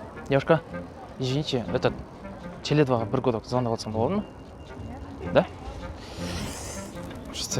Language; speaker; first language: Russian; non-native, local second language; Kazakh